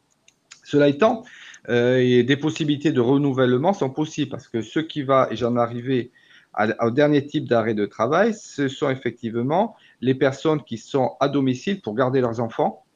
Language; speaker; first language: French; native; French